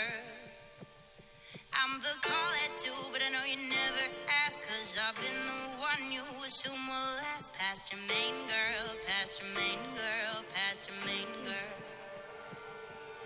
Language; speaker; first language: English; non-native, fluent; French